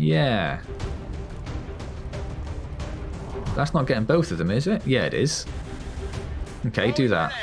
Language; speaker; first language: English; native; English